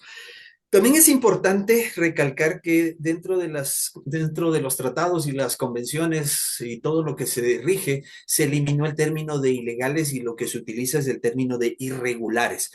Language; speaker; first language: Spanish; native; Spanish